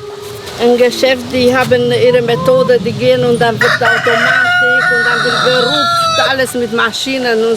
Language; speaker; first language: German; non-native, local second language; Romanian